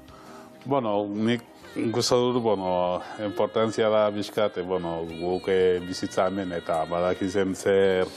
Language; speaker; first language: Basque; non-native, learner; Wolof